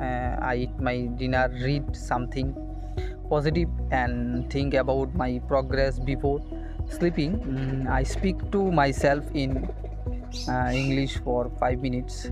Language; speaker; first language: English; non-native, learner; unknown